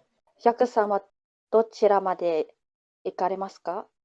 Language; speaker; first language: Japanese; non-native, learner; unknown